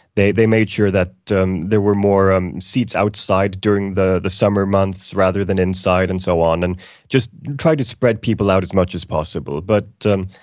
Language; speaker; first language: English; non-native, fluent; Icelandic